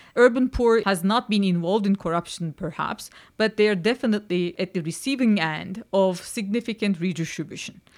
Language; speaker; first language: English; non-native, fluent; Turkish